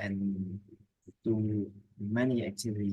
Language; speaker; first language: English; non-native, learner; Vietnamese